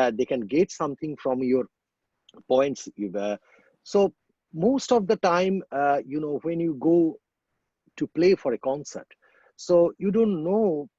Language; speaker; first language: English; non-native, local second language; Bangla